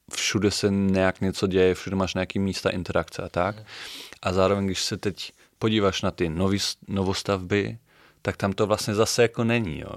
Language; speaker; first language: Czech; non-native, fluent; German